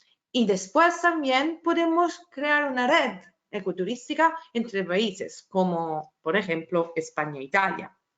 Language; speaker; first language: Spanish; non-native, fluent; Italian